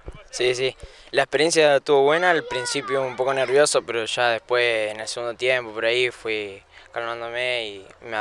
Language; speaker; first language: Spanish; native; Spanish